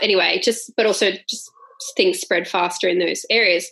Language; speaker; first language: English; native; English